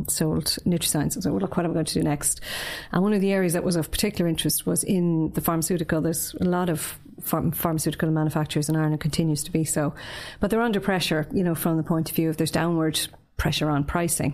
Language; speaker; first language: English; native; English